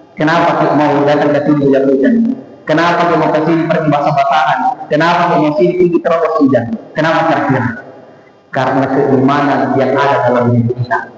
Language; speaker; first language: Indonesian; native; Indonesian